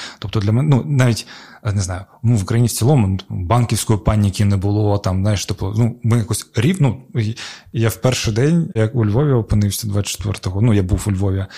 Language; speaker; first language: Ukrainian; non-native, local second language; Crimean Tatar